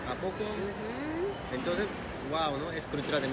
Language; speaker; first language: Spanish; non-native, learner; Japanese